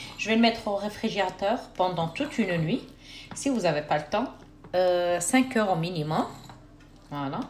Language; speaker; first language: French; non-native, local second language; Arabic